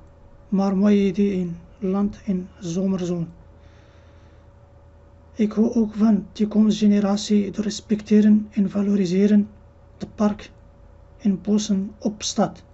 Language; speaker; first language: Dutch; non-native, learner; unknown